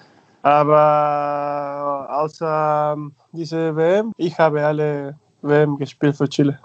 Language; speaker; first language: German; non-native, fluent; Spanish